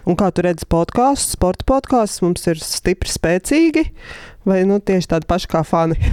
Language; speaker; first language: Latvian; native; Latvian